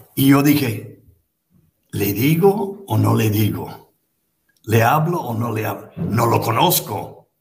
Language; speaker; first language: Spanish; non-native, fluent; English